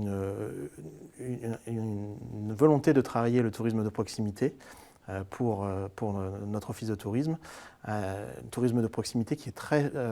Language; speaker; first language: French; native; French